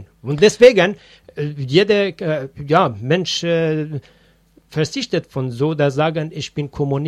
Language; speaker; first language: German; non-native, fluent; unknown